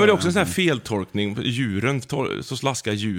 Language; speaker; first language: Swedish; native; Swedish